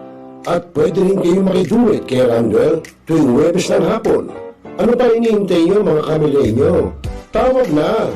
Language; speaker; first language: Filipino; native; Filipino